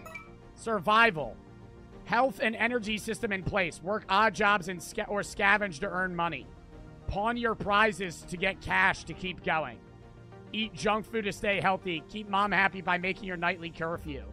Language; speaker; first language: English; native; English